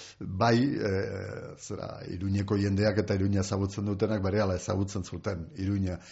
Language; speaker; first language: Basque; non-native, local second language; Spanish